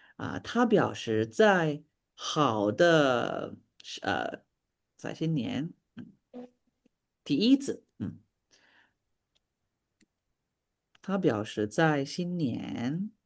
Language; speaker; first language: Chinese; non-native, fluent; Sinhala